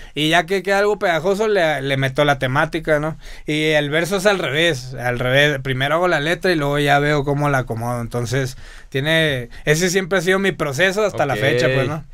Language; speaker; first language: Spanish; native; Spanish